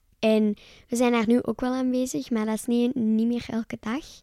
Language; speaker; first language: Dutch; native; Dutch